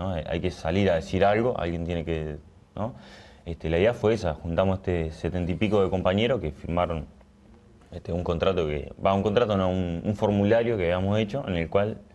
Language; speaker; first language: Spanish; native; Spanish